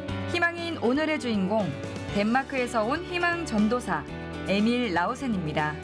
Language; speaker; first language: Korean; native; Korean